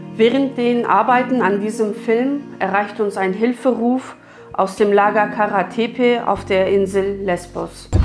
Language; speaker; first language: German; early bilingual, other home language; Kurdish